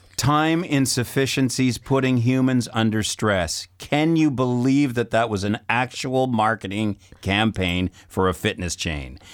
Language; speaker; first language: English; native; English